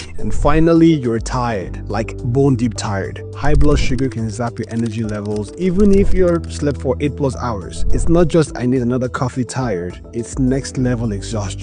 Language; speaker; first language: English; native; English